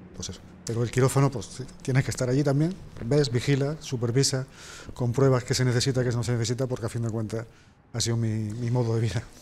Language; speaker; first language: Spanish; native; Spanish